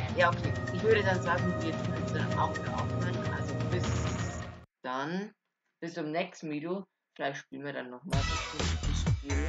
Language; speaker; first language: German; native; German